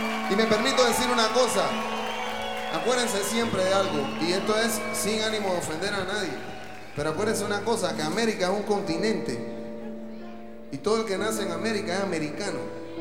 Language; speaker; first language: Spanish; native; Spanish